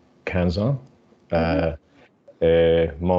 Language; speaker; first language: French; non-native, learner; English